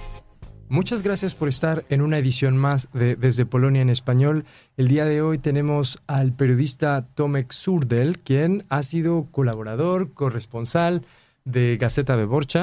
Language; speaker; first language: Spanish; native; Spanish